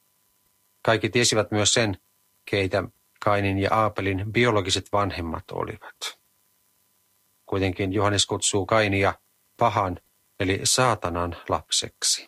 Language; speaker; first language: Finnish; native; Finnish